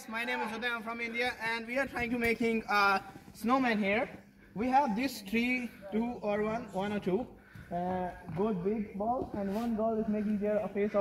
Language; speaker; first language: English; non-native, local second language; Hindi